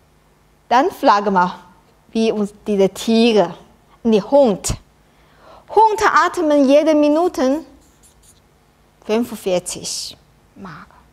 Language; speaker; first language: German; non-native, learner; Chinese